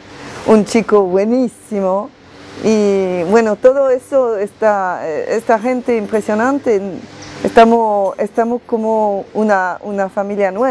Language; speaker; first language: Spanish; non-native, fluent; French